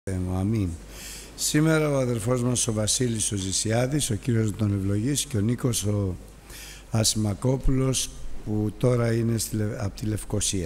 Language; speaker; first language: Greek; native; Greek